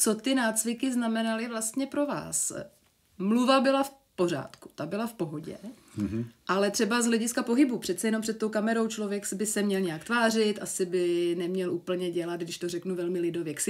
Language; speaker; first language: Czech; native; Czech